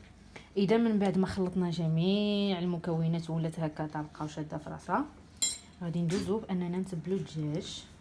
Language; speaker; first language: Arabic; native; Arabic